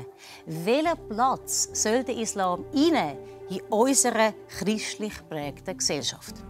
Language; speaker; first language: German; native; German